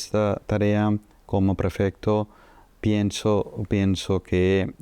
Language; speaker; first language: Spanish; non-native, fluent; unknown